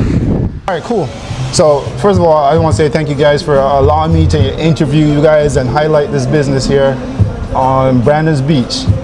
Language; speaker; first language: English; native; English